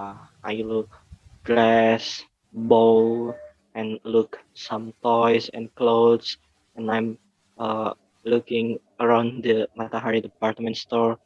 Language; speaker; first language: English; non-native, learner; Indonesian